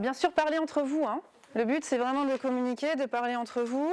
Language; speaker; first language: French; native; French